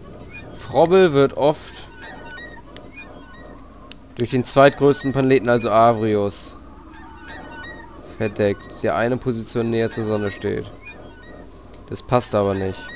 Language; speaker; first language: German; native; German